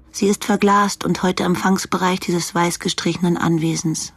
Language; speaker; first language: German; native; German